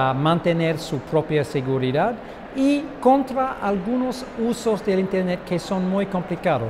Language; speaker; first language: Spanish; non-native, fluent; English